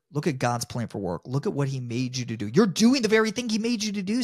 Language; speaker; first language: English; native; English